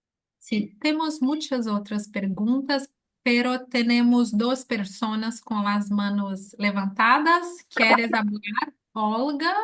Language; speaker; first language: Spanish; non-native, learner; Portuguese